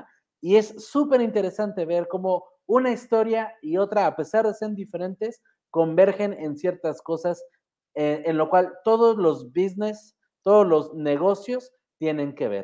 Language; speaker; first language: Spanish; native; Spanish